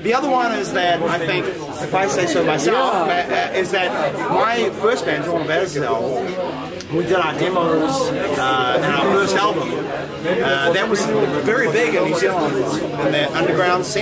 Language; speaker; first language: English; native; English